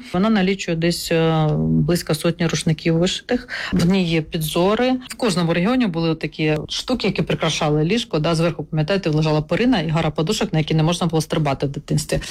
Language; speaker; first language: Ukrainian; non-native, local second language; Russian